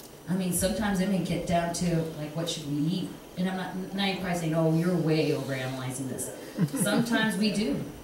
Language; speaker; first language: English; early bilingual, other home language; Spanish